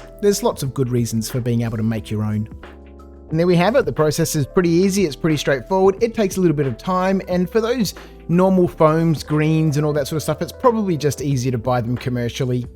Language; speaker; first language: English; native; English